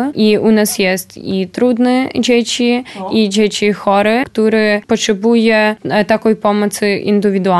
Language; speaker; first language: Polish; non-native, learner; Ukrainian